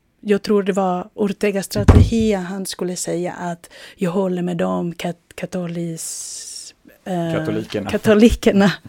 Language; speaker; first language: Swedish; non-native, fluent; Spanish